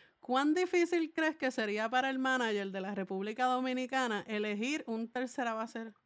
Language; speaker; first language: Spanish; native; Spanish